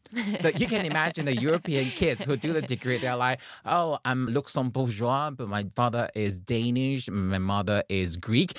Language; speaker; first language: English; non-native, fluent; Chinese